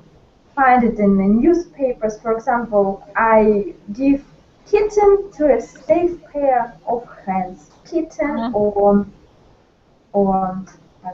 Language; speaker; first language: English; non-native, learner; Russian